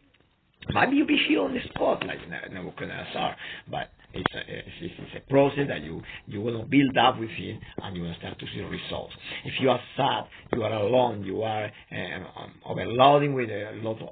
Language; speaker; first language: English; non-native, fluent; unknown